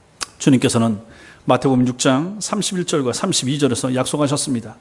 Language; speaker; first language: Korean; native; Korean